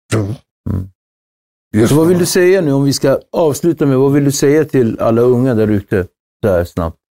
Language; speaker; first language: Swedish; native; Swedish